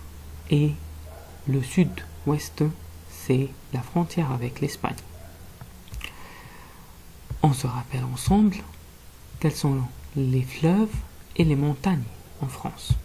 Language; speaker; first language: French; non-native, fluent; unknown